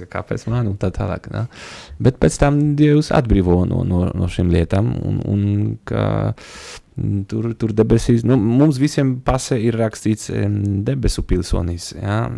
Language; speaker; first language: Latvian; non-native, fluent; Polish